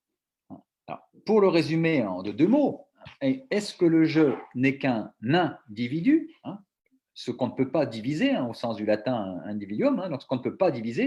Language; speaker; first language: French; native; French